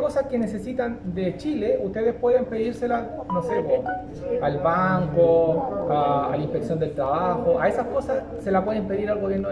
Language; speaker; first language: Spanish; native; Spanish